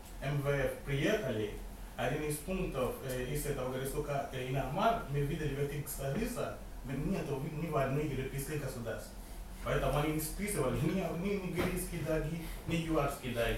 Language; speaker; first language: Russian; non-native, fluent; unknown